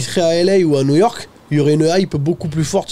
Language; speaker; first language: French; native; French